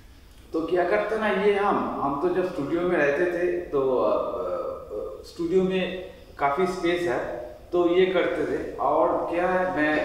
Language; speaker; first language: Hindi; non-native, local second language; Bangla